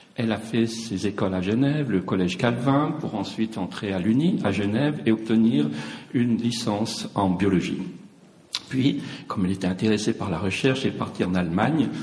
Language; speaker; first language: French; native; French